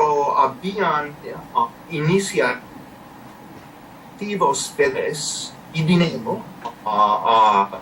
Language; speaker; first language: Spanish; non-native, learner; English